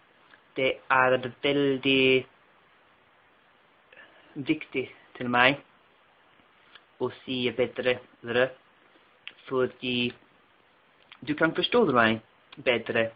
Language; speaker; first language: Norwegian; non-native, learner; English